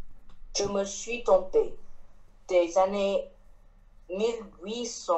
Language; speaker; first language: French; non-native, learner; Chinese